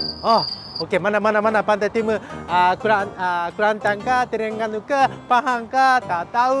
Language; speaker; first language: Indonesian; non-native, learner; Japanese